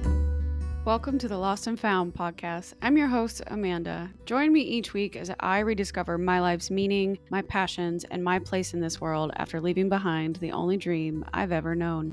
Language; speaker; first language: English; native; English